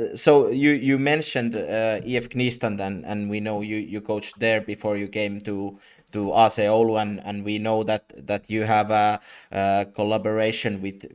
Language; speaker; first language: English; non-native, fluent; Finnish